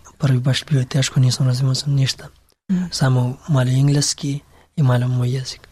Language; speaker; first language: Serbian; non-native, learner; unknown